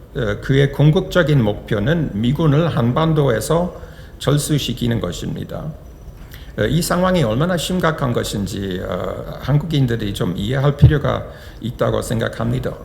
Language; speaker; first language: Korean; non-native, fluent; English